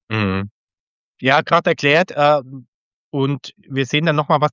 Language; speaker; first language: German; native; German